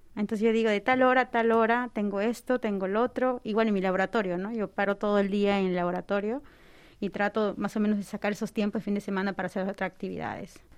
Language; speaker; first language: Spanish; native; Spanish